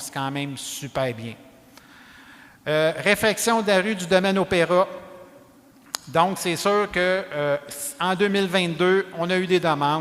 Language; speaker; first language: French; native; French